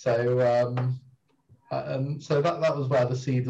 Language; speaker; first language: English; native; English